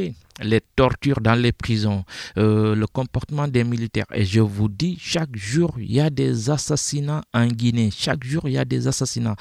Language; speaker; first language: French; non-native, local second language; Fula